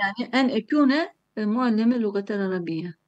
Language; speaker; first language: Arabic; non-native, learner; Turkish